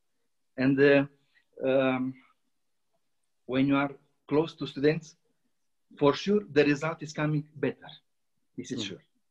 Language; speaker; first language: English; non-native, learner; Romanian